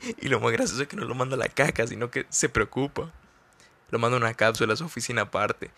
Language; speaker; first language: Spanish; native; Spanish